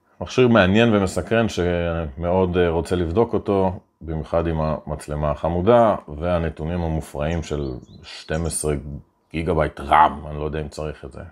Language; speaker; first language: Hebrew; native; Hebrew